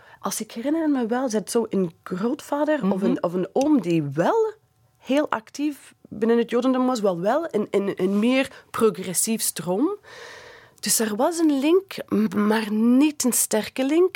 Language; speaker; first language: Dutch; non-native, fluent; English